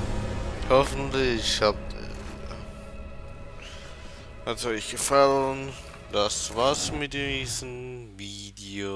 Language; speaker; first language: German; non-native, learner; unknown